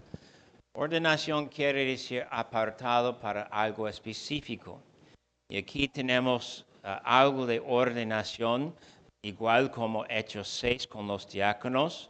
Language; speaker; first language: Spanish; non-native, fluent; English